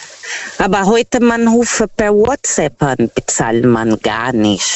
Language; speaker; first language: German; non-native, learner; Portuguese